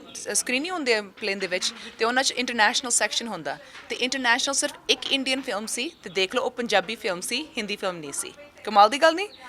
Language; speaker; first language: Punjabi; early bilingual, heritage; Punjabi